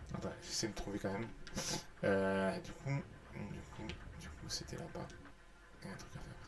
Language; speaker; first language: French; native; French